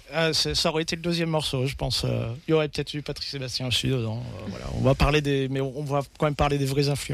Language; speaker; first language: French; native; French